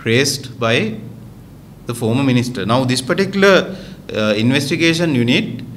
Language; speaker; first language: English; non-native, local second language; Sinhala